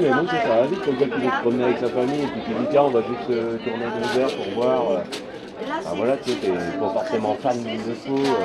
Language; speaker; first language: French; native; French